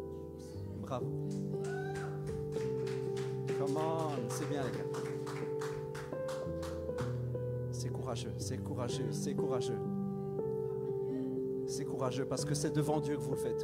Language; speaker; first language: French; native; French